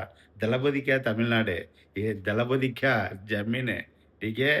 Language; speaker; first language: Hindi; non-native, local second language; Tamil